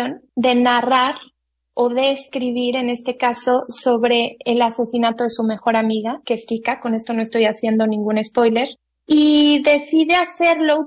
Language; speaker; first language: Spanish; native; Spanish